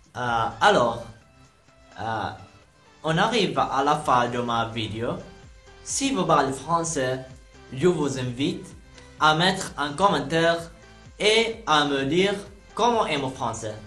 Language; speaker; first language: French; non-native, learner; Arabic